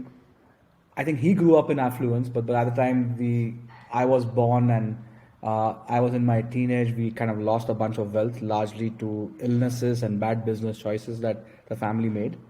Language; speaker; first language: English; non-native, local second language; Gujarati